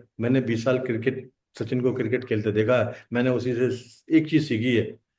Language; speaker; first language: Hindi; native; Hindi